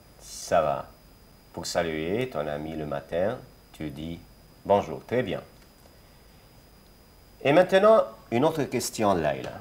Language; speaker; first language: French; non-native, fluent; Arabic